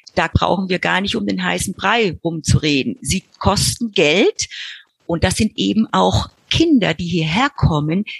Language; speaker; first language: German; early bilingual, heritage; Spanish